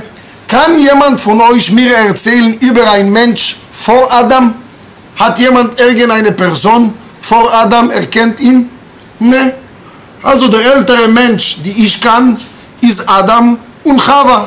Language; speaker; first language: German; non-native, fluent; Hebrew